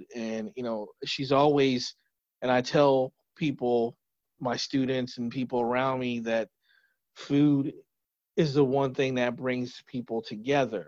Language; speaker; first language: English; native; English